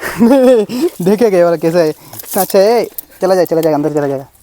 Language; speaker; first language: Hindi; non-native, local second language; Kannada